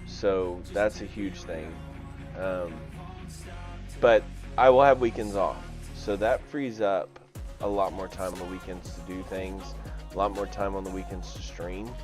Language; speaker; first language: English; native; English